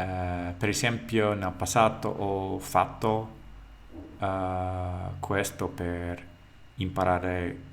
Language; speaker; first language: Italian; non-native, learner; English